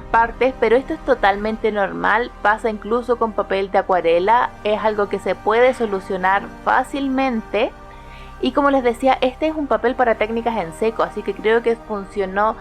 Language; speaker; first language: Spanish; native; Spanish